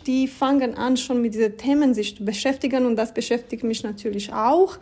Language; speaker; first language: German; non-native, fluent; Romanian